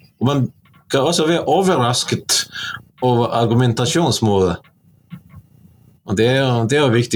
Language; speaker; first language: Norwegian; non-native, fluent; Bosnian